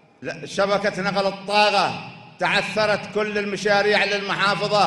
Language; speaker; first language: Arabic; native; Arabic